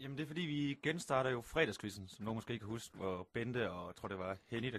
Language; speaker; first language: Danish; native; Danish